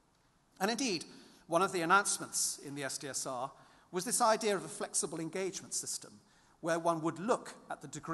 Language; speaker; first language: English; native; English